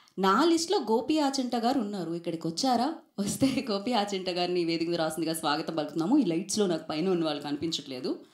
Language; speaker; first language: Telugu; native; Telugu